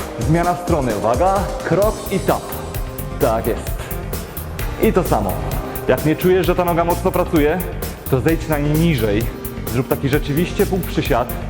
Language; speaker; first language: Polish; native; Polish